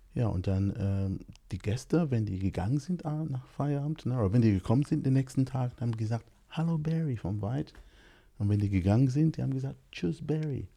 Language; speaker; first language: German; non-native, fluent; English